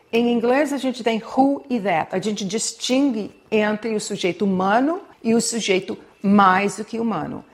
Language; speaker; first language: Portuguese; non-native, fluent; English